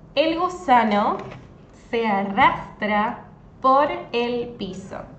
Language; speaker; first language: English; non-native, fluent; Spanish